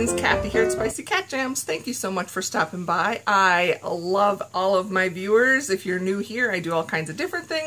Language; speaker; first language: English; native; English